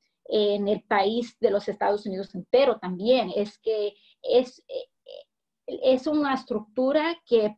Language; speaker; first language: Spanish; early bilingual, heritage; English